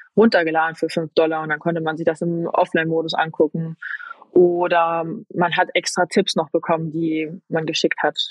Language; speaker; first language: German; native; German